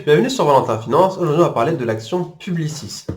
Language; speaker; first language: French; native; French